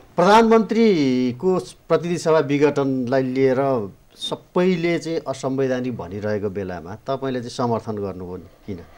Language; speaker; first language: Nepali; native; Nepali